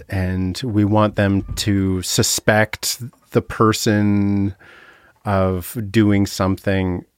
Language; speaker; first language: English; native; English